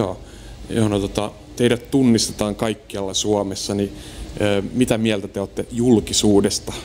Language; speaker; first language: Finnish; native; Finnish